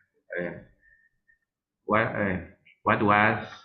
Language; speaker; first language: English; non-native, learner; Spanish